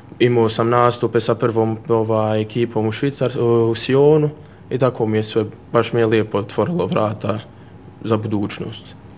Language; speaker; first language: Croatian; early bilingual, heritage; Bosnian